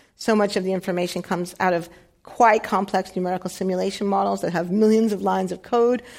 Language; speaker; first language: English; native; English